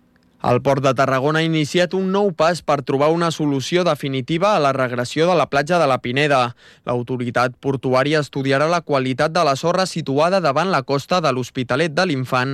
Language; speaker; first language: Catalan; native; Catalan